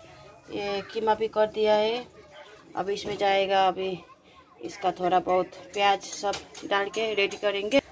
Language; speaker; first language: Hindi; non-native, local second language; Nepali